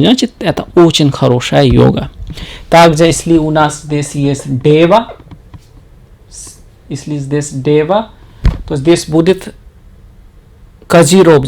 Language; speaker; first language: Russian; non-native, learner; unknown